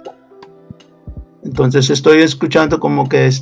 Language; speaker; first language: Spanish; non-native, local second language; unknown